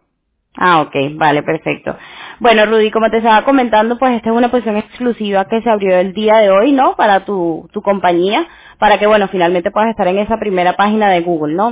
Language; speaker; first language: Spanish; non-native, fluent; English